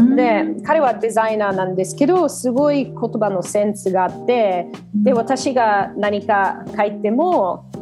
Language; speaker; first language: Japanese; non-native, fluent; English